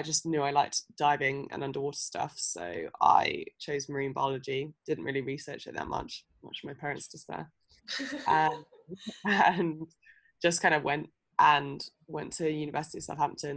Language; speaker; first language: English; native; English